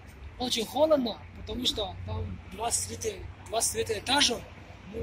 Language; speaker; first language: Russian; non-native, learner; Tajik